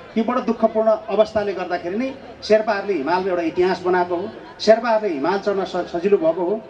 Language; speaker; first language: Nepali; native; Nepali